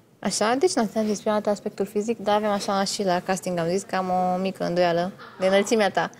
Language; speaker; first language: Romanian; non-native, local second language; Hungarian